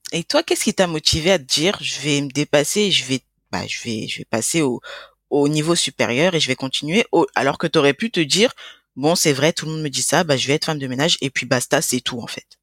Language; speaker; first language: French; native; French